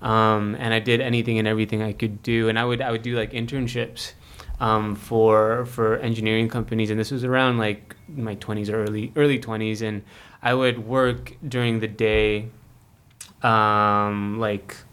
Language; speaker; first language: English; non-native, fluent; Filipino